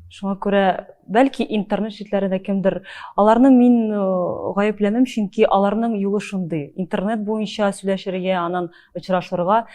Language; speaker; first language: Tatar; early bilingual, heritage; Tatar